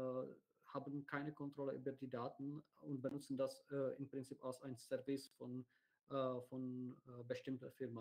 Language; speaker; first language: German; non-native, learner; Czech